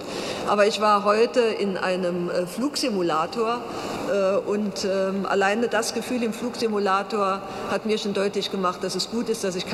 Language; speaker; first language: German; native; German